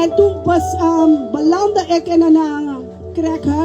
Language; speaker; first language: Dutch; non-native, local second language; Papiamento